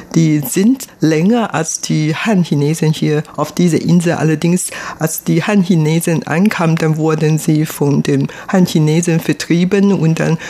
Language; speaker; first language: German; non-native, fluent; Chinese